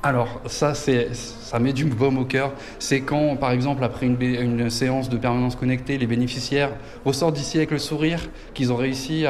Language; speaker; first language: French; native; French